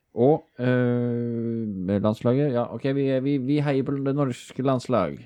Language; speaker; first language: Norwegian; native; Norwegian